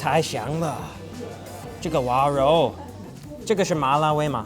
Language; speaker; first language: Chinese; non-native, fluent; English